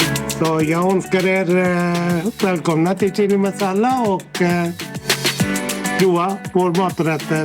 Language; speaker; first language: Swedish; non-native, fluent; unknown